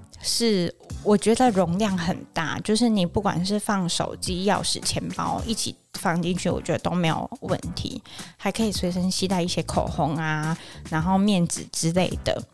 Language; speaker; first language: Chinese; native; Chinese